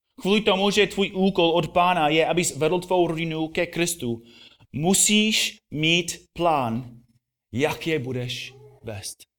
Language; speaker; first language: Czech; non-native, fluent; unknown